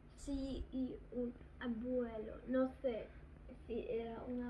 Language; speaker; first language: Spanish; early bilingual, heritage; German